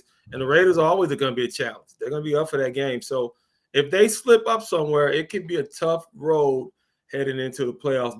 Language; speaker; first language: English; native; English